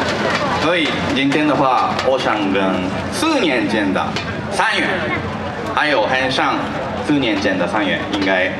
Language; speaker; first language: Chinese; non-native, fluent; Japanese